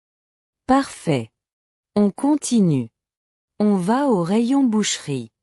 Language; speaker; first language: French; non-native, local second language; Arabic